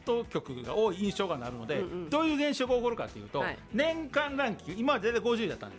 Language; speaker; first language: Japanese; native; Japanese